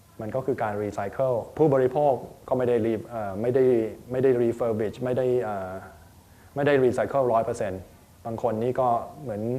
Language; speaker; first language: Thai; native; Thai